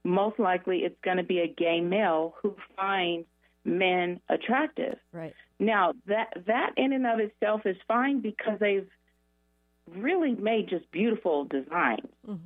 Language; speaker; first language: English; native; English